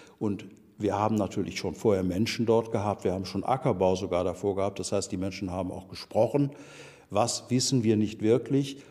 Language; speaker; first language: German; native; German